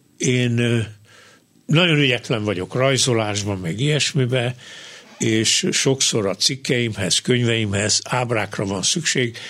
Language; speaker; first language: Hungarian; native; Hungarian